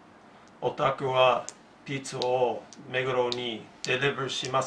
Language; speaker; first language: Japanese; non-native, learner; English